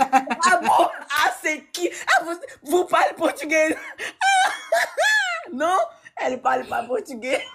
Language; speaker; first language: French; non-native, learner; Portuguese